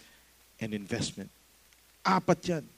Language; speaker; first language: Filipino; native; Filipino